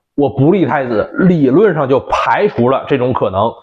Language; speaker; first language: Chinese; native; Chinese